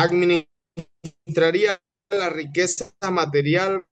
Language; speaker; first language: Spanish; native; Spanish